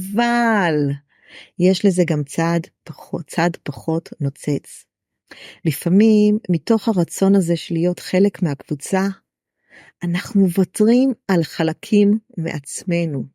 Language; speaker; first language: Hebrew; native; Hebrew